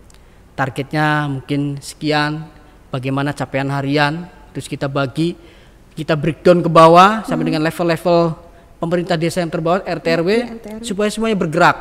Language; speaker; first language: Indonesian; native; Indonesian